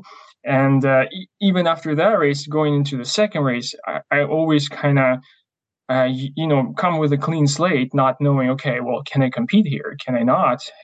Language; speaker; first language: English; non-native, fluent; Ukrainian